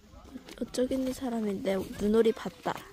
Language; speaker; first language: Korean; native; Korean